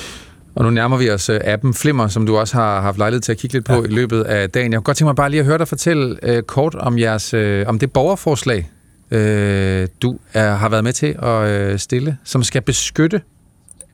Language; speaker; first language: Danish; native; Danish